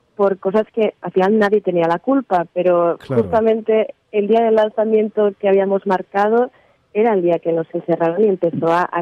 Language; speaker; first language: Spanish; native; Spanish